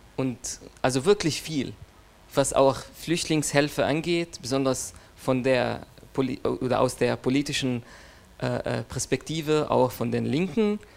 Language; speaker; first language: German; non-native, fluent; Arabic